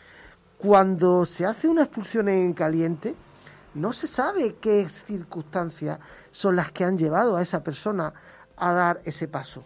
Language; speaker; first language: Spanish; native; Spanish